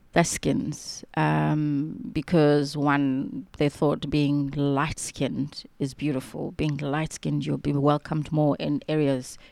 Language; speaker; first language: English; non-native, local second language; Xhosa